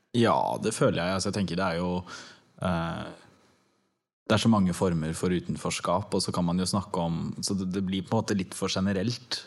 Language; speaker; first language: Norwegian; early bilingual, other home language; Turkish